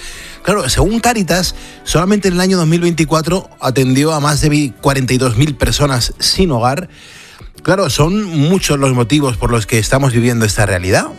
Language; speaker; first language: Spanish; native; Spanish